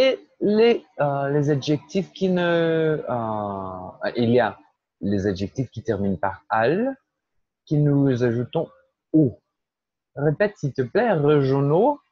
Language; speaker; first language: French; non-native, fluent; Portuguese